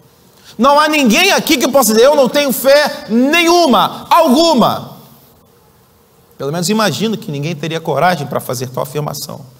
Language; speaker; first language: Portuguese; native; Portuguese